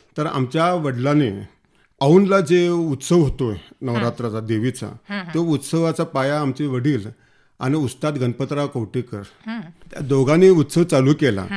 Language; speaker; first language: Marathi; native; Marathi